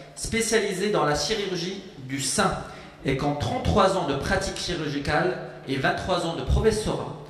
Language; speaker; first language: French; non-native, local second language; Arabic